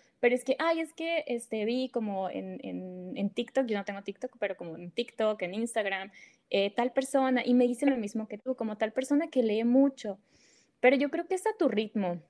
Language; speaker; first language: Spanish; native; Spanish